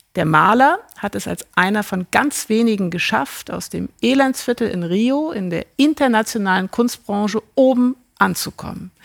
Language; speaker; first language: German; native; German